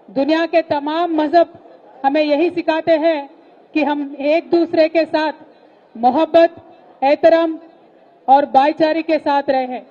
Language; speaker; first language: Hindi; non-native, local second language; Telugu